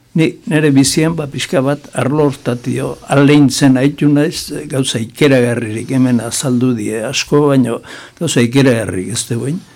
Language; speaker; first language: Basque; native; Basque